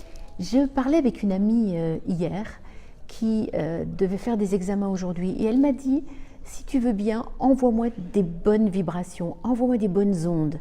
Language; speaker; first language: French; native; French